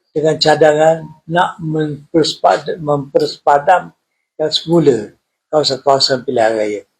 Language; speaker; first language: Malay; native; Malay